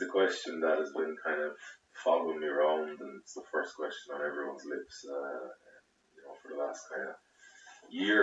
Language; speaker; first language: English; native; English